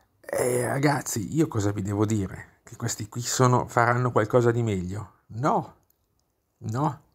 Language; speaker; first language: Italian; native; Italian